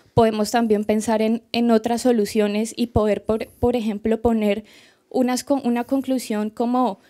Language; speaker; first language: Spanish; native; Spanish